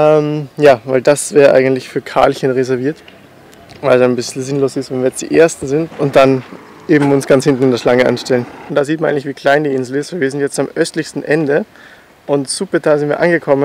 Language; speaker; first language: German; native; German